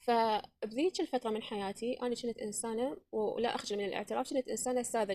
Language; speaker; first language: Arabic; native; Arabic